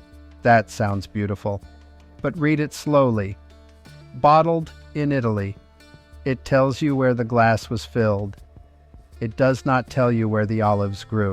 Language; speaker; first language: English; non-native, fluent; Italian